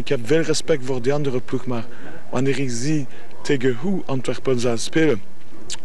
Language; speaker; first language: Dutch; non-native, learner; French